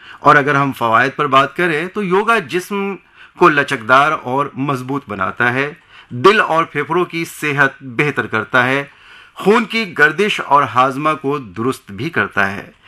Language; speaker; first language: Urdu; native; Urdu